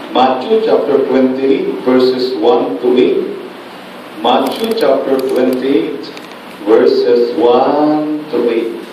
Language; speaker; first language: English; non-native, local second language; Filipino